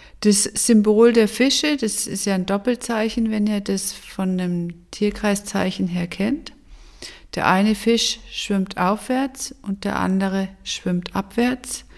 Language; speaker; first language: German; native; German